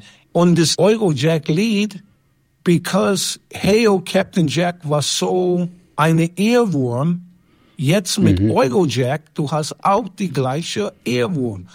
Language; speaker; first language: German; non-native, fluent; English